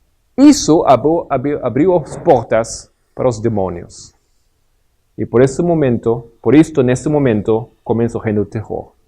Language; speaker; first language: Portuguese; non-native, fluent; Spanish